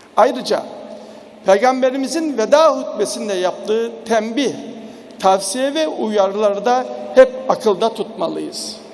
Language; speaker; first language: Turkish; native; Turkish